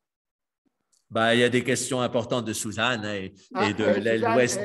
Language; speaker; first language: French; native; French